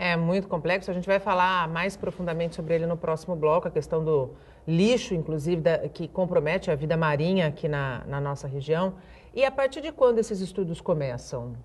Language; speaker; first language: Portuguese; native; Portuguese